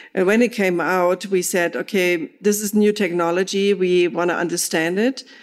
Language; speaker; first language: English; non-native, fluent; German